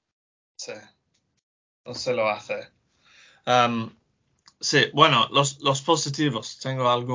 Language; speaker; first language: Spanish; non-native, learner; English